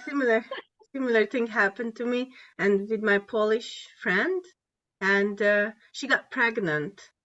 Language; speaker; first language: English; non-native, fluent; Hungarian